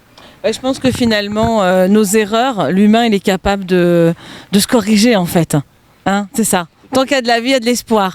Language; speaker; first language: French; native; French